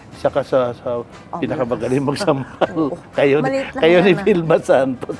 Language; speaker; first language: Filipino; non-native, local second language; Hiligaynon